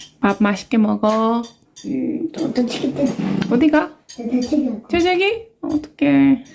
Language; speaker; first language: Korean; non-native, fluent; Spanish